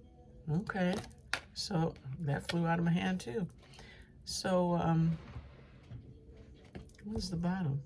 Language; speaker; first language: English; native; English